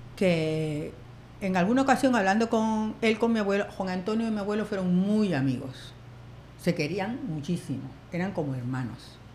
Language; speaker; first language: Spanish; native; Spanish